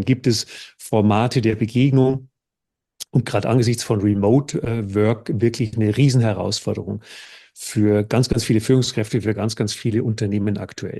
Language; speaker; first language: German; native; German